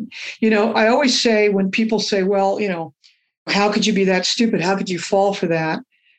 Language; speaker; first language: English; native; English